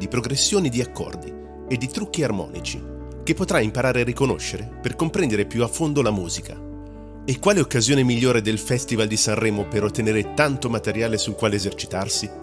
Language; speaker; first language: Italian; native; Italian